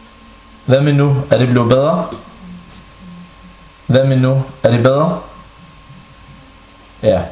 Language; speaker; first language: Danish; non-native, local second language; Arabic